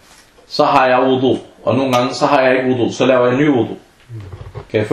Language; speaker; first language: Danish; non-native, fluent; Arabic